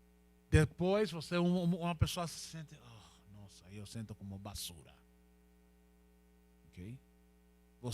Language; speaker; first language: Portuguese; non-native, learner; Spanish